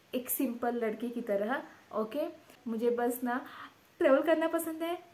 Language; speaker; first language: Hindi; non-native, local second language; Konkani